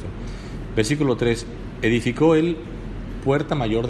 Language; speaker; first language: Spanish; native; Spanish